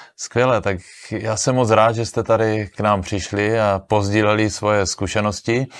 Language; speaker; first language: Czech; native; Czech